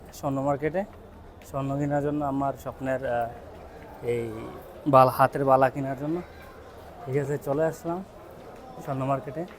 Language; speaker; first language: Bangla; native; Bangla